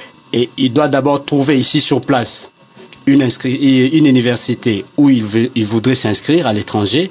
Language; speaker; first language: French; non-native, local second language; Lingala